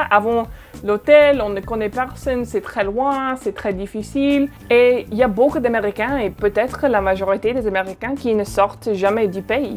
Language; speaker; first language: French; non-native, fluent; English